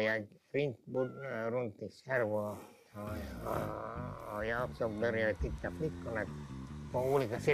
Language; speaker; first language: Swedish; non-native, local second language; Finnish